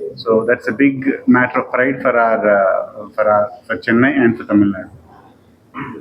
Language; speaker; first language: English; non-native, local second language; Telugu